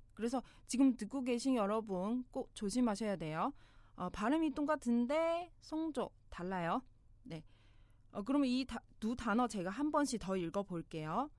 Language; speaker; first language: Korean; non-native, fluent; Chinese